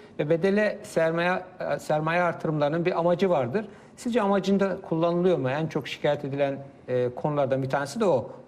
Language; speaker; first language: Turkish; native; Turkish